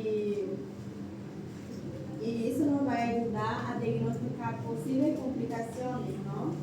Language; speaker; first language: Portuguese; non-native, learner; Spanish